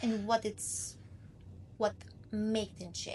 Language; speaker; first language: English; non-native, learner; Ukrainian